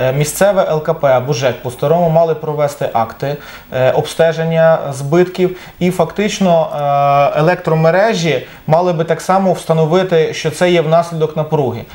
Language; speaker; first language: Ukrainian; native; Ukrainian